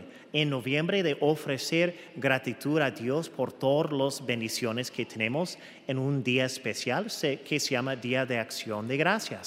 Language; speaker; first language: Spanish; non-native, fluent; English